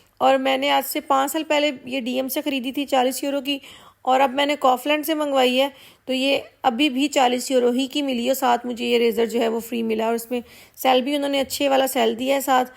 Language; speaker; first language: Urdu; non-native, local second language; Punjabi